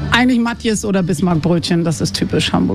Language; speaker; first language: German; native; German